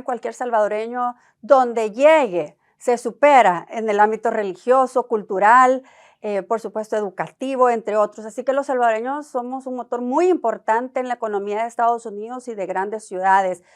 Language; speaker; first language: Spanish; native; Spanish